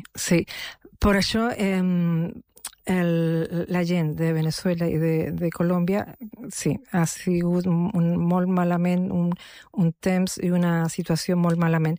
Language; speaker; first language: Catalan; non-native, local second language; Spanish